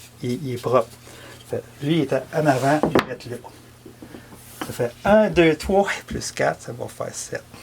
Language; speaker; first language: French; native; French